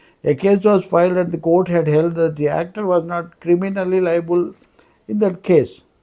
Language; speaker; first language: English; non-native, local second language; Telugu